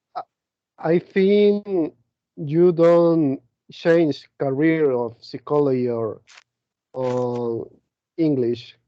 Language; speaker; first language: English; non-native, learner; Spanish